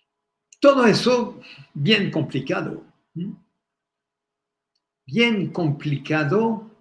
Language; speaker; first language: Spanish; non-native, fluent; French